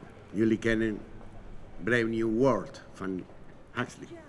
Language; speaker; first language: Dutch; non-native, fluent; Spanish